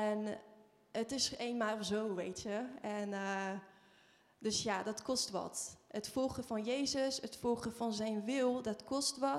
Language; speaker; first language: Dutch; non-native, fluent; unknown